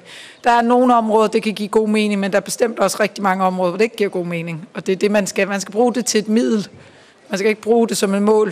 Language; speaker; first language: Danish; native; Danish